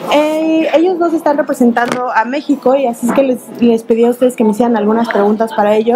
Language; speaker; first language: Spanish; native; Spanish